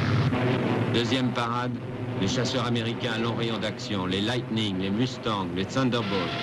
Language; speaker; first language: French; native; French